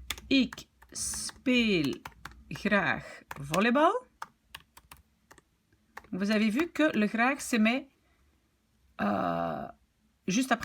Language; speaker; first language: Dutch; non-native, fluent; French